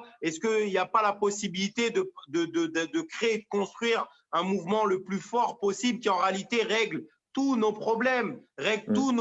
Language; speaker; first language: French; native; French